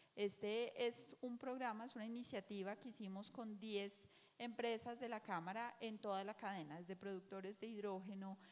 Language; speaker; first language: Spanish; native; Spanish